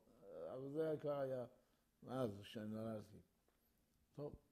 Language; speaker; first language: Hebrew; early bilingual, other home language; Yiddish